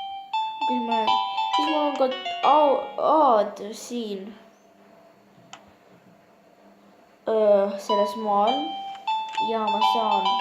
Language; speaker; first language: Estonian; non-native, local second language; Russian